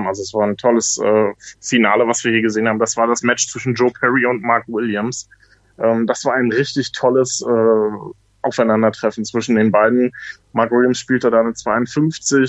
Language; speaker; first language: German; native; German